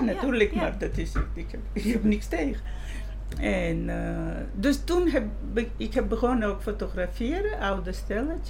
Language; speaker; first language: Dutch; non-native, fluent; Georgian